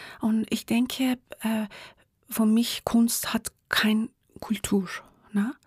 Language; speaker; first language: German; non-native, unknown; Persian